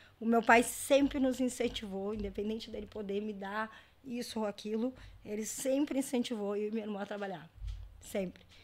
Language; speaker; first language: Portuguese; native; Portuguese